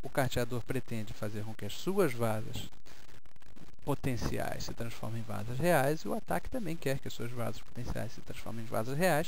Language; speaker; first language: Portuguese; native; Portuguese